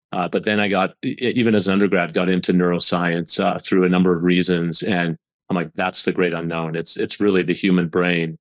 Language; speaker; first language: English; native; English